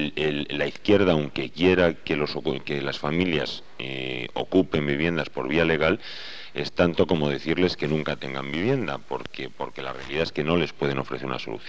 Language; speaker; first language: Spanish; native; Spanish